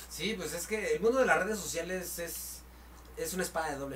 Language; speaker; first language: Spanish; native; Spanish